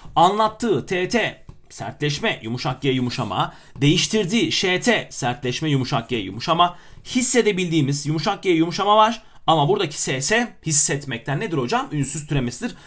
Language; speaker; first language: Turkish; native; Turkish